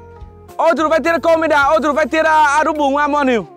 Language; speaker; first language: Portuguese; non-native, learner; Vietnamese